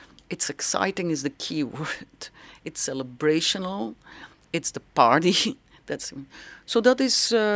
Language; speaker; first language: English; non-native, fluent; Dutch